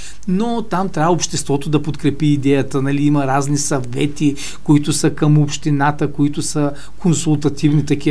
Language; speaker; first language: Bulgarian; native; Bulgarian